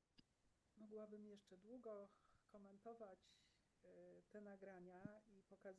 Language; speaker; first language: Polish; native; Polish